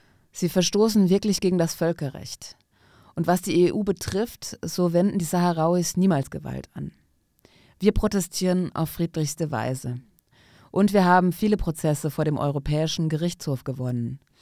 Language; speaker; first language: German; non-native, fluent; Arabic